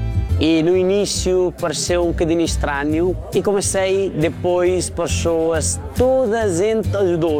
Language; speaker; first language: Portuguese; non-native, fluent; Nepali